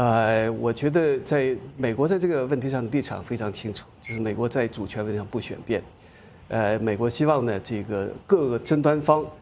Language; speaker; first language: Chinese; native; Chinese